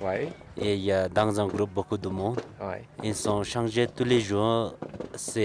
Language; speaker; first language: French; non-native, learner; Sherpa